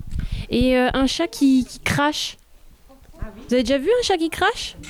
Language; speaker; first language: French; native; French